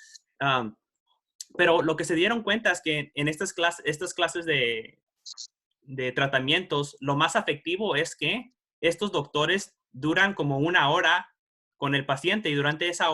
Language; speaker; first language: Spanish; early bilingual, heritage; Spanish